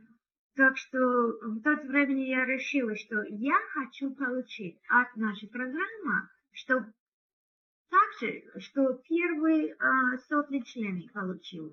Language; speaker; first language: Russian; non-native, learner; English